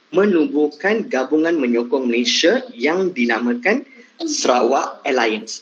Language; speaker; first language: Malay; non-native, local second language; Tamil